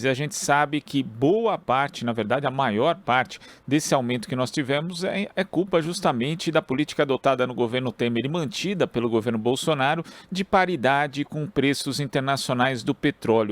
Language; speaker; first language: Portuguese; native; Portuguese